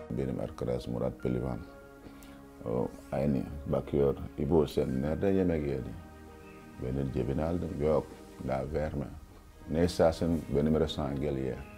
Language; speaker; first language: Turkish; non-native, learner; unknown